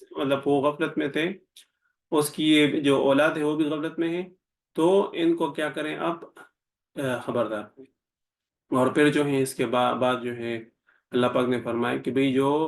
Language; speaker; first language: Urdu; non-native, local second language; Pashto